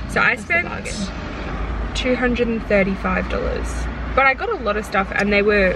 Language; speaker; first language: English; native; English